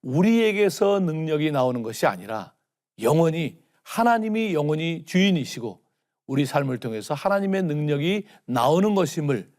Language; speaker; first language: Korean; native; Korean